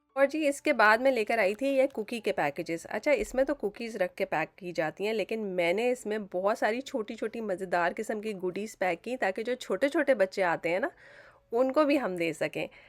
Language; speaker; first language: Urdu; native; Urdu